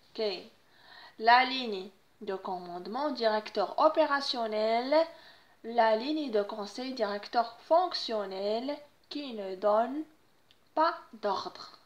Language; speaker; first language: French; non-native, local second language; Arabic